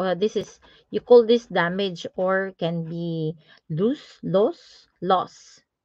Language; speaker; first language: English; non-native, local second language; Filipino